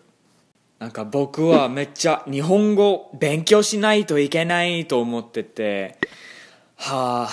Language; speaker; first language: Japanese; non-native, fluent; English